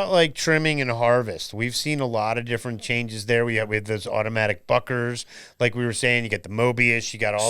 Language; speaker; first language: English; native; English